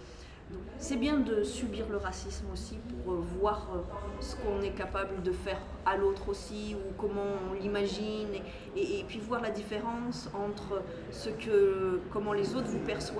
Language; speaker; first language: French; native; French